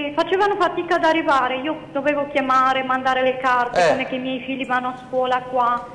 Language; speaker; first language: Italian; non-native, learner; Romanian